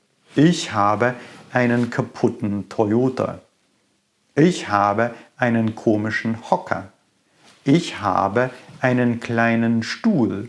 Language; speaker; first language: German; non-native, fluent; English